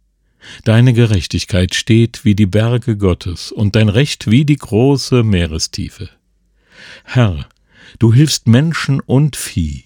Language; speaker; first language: German; native; German